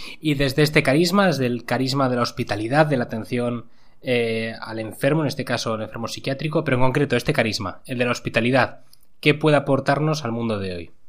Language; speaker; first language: Spanish; native; Spanish